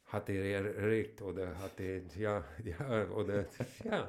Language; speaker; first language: German; non-native, fluent; Romanian